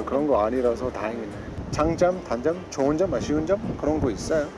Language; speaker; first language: Korean; non-native, fluent; English